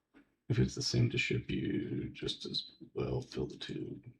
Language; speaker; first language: English; native; English